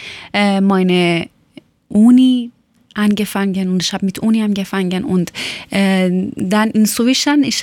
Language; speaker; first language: German; non-native, learner; Persian